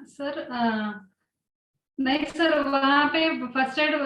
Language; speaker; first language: Hindi; non-native, local second language; Kannada